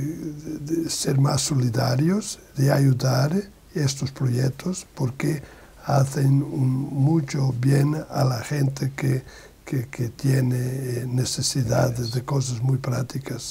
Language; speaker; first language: Spanish; non-native, learner; Portuguese